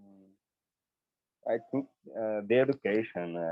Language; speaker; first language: English; non-native, learner; Portuguese